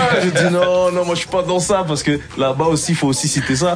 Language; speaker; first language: French; native; French